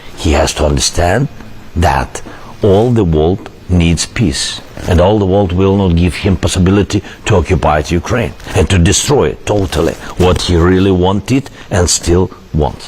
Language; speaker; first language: English; non-native, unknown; Russian